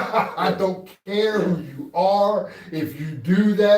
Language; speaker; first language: English; native; English